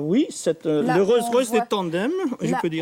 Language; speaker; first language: French; non-native, fluent; Dutch